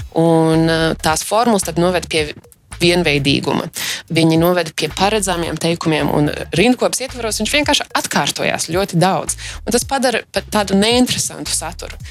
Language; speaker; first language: Latvian; early bilingual, heritage; Latvian